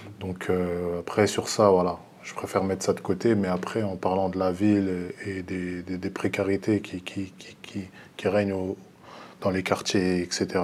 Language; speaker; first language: French; early bilingual, other home language; Lingala